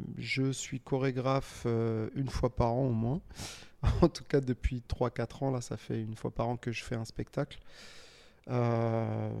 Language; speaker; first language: French; native; French